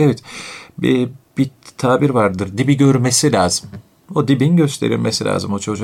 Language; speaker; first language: Turkish; native; Turkish